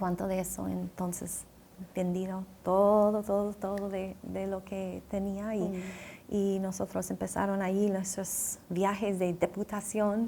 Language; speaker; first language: Spanish; non-native, fluent; English